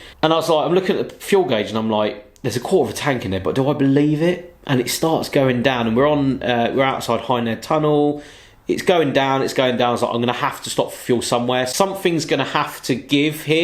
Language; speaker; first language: English; native; English